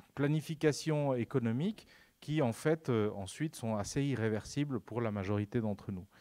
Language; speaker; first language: French; non-native, fluent; Spanish